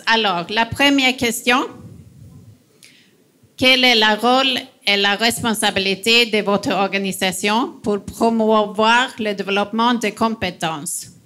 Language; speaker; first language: French; non-native, fluent; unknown